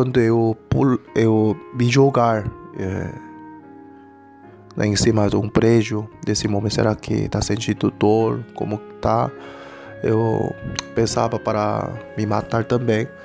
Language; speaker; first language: Portuguese; non-native, learner; Korean